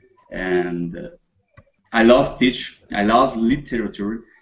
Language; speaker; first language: English; non-native, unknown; Portuguese